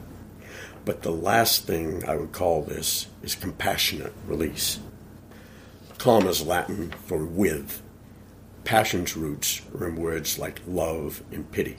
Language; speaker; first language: English; native; English